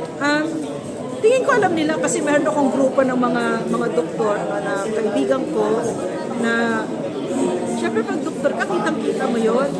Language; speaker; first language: Filipino; native; Filipino